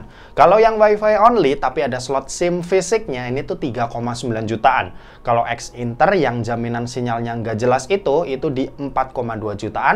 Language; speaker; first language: Indonesian; native; Indonesian